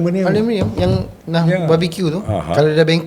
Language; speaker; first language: Malay; native; Malay